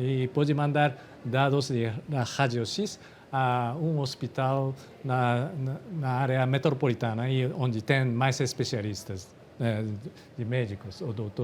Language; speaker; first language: Portuguese; non-native, fluent; Japanese